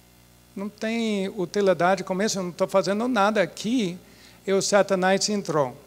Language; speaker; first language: Portuguese; non-native, fluent; English